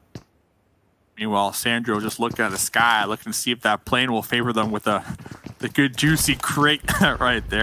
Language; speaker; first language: English; native; English